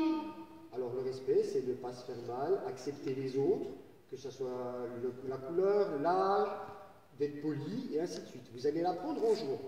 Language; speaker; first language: French; native; French